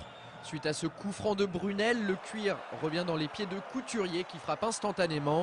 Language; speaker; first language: French; native; French